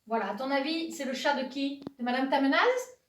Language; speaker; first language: French; native; French